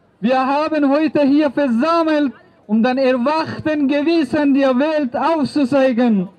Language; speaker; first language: German; non-native, fluent; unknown